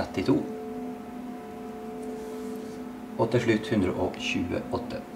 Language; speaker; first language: Norwegian; native; Norwegian